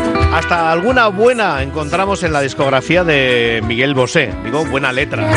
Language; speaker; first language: Spanish; native; Spanish